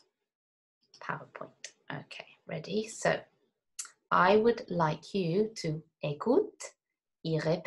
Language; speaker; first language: French; non-native, fluent; English